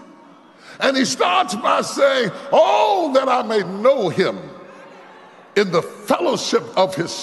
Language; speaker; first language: English; native; English